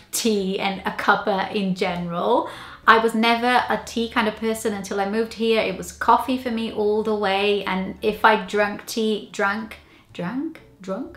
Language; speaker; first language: English; non-native, fluent; Portuguese